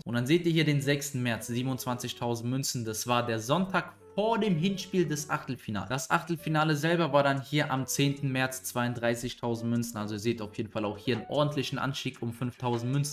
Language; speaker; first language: German; native; German